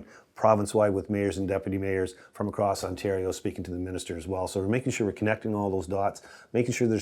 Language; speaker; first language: English; native; English